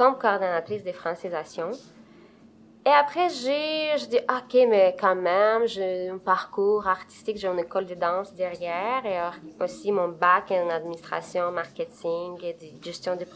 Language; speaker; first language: French; non-native, fluent; Romanian